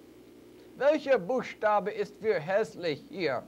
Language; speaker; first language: German; non-native, learner; English